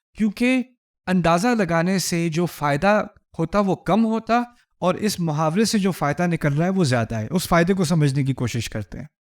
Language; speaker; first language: Urdu; early bilingual, heritage; Urdu